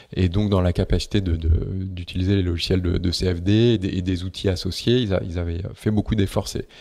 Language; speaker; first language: French; native; French